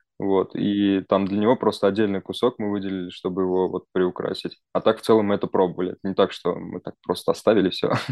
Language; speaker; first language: Russian; early bilingual, other home language; Armenian